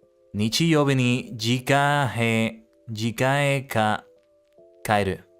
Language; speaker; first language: Japanese; non-native, learner; English